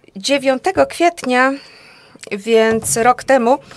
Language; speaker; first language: Polish; non-native, fluent; Hungarian